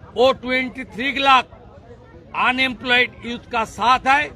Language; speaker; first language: Hindi; non-native, local second language; Bangla